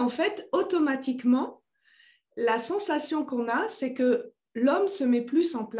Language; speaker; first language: French; native; French